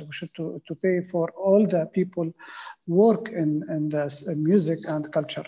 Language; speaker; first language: English; non-native, fluent; Arabic